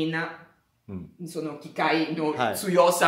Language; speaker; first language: Japanese; non-native, learner; Italian